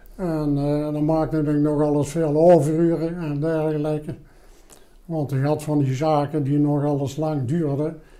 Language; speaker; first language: Dutch; native; Dutch